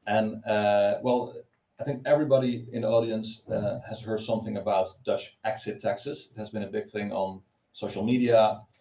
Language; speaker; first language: English; non-native, fluent; Dutch